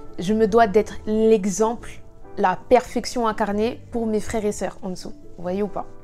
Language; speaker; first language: French; native; French